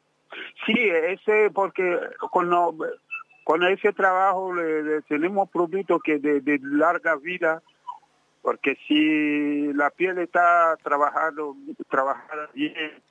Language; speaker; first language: Spanish; non-native, fluent; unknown